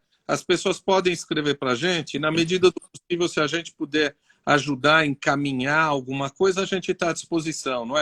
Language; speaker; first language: Portuguese; native; Portuguese